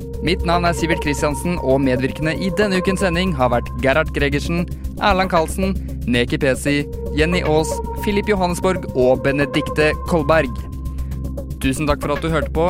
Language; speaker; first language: Norwegian; native; Norwegian